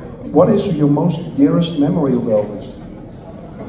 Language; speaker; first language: English; non-native, fluent; Dutch